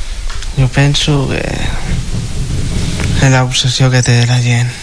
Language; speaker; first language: Catalan; non-native, local second language; Spanish